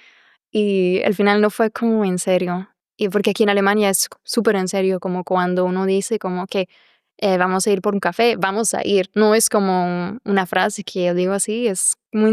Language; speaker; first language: Spanish; non-native, fluent; German